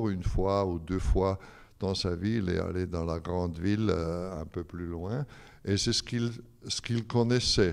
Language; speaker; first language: French; non-native, fluent; German